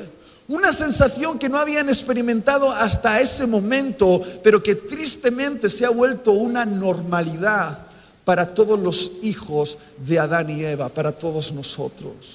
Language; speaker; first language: Spanish; native; Spanish